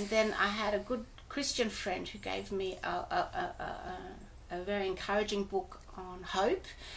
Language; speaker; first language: English; early bilingual, other home language; German